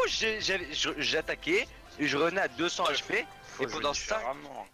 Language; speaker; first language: French; native; French